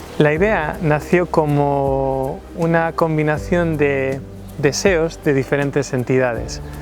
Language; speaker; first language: Spanish; native; Spanish